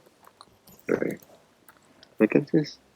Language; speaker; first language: English; non-native, learner; Russian